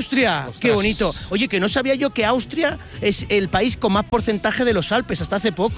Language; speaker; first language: Spanish; native; Spanish